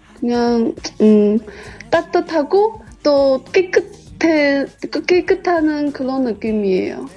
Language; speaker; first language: Korean; non-native, learner; Chinese